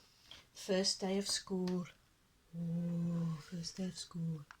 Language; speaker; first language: English; native; English